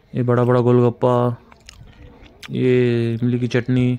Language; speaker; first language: Hindi; non-native, local second language; Marathi